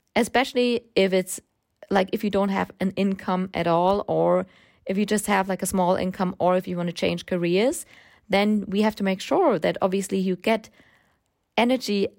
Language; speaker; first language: English; non-native, fluent; German